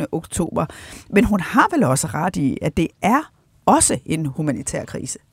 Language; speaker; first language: Danish; native; Danish